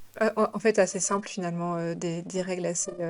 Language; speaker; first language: French; native; French